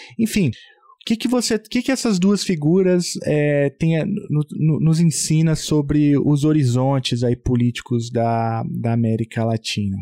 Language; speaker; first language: Portuguese; native; Portuguese